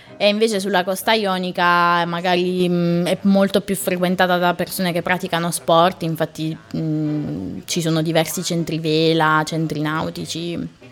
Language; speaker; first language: Italian; native; Italian